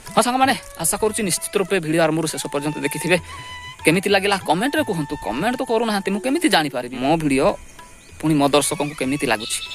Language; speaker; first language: Odia; non-native, local second language; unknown